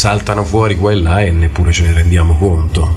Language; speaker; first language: Italian; native; Italian